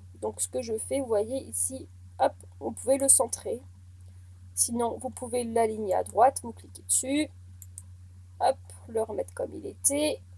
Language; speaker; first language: French; native; French